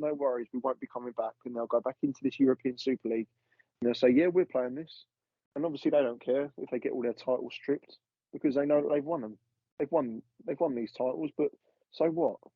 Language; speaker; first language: English; native; English